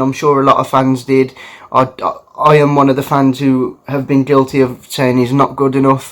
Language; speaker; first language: English; native; English